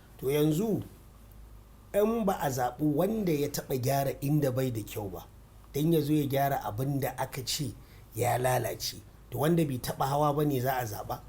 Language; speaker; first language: Hausa; non-native, local second language; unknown